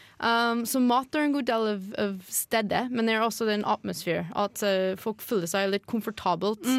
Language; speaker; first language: Norwegian; non-native, fluent; English